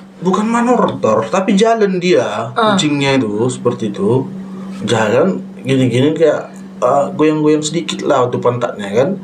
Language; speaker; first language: Indonesian; non-native, local second language; Batak Toba